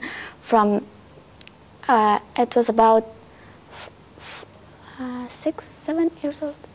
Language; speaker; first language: English; non-native, learner; Persian